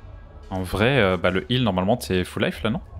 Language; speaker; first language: French; native; French